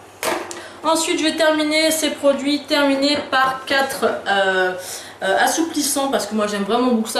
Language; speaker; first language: French; native; French